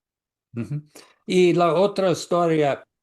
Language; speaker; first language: Spanish; non-native, learner; English